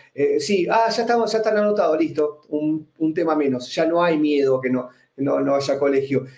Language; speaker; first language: Spanish; native; Spanish